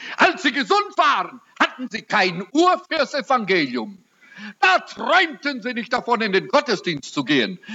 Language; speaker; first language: German; early bilingual, heritage; German